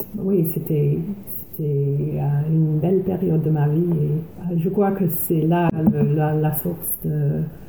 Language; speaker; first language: French; non-native, fluent; English